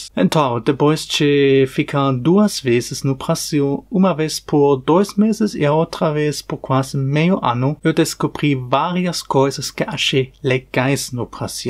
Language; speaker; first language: Portuguese; non-native, fluent; German